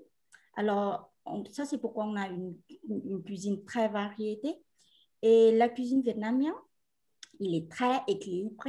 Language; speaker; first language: French; non-native, fluent; Vietnamese